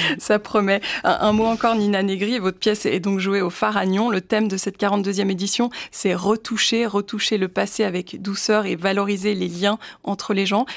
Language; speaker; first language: French; native; French